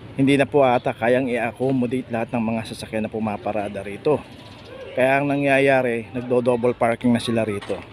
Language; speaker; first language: Filipino; native; Filipino